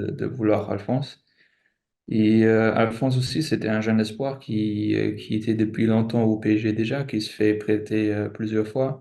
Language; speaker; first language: French; non-native, fluent; German